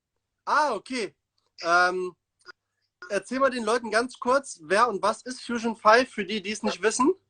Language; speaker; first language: German; native; German